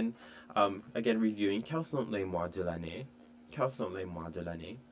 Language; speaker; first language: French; non-native, fluent; English